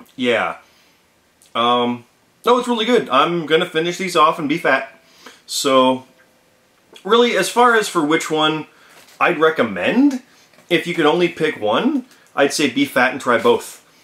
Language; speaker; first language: English; native; English